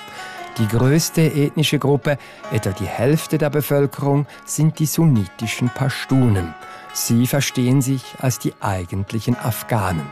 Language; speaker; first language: German; native; German